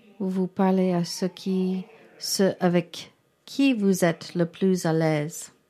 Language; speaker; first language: French; non-native, learner; English